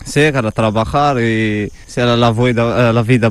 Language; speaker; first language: Spanish; non-native, learner; Arabic